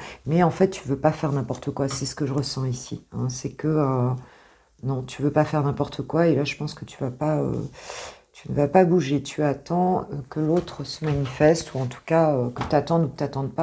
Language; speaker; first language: French; native; French